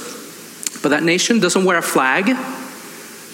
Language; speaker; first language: English; non-native, fluent; Spanish